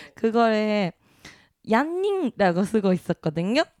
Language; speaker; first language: Korean; non-native, fluent; Japanese